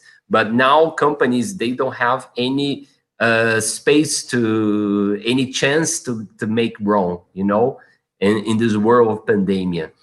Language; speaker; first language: English; non-native, fluent; Portuguese